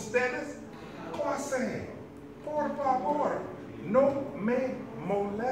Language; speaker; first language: Spanish; non-native, fluent; English